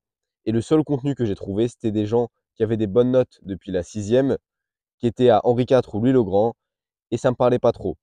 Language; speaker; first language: French; native; French